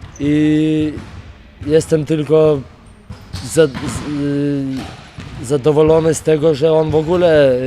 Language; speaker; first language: Polish; non-native, fluent; Lithuanian